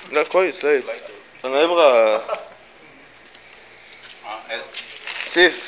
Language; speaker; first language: Arabic; non-native, learner; Tamil